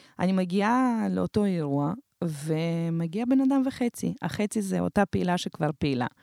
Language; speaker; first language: Hebrew; non-native, fluent; Russian